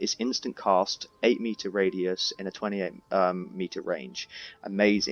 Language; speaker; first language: English; native; English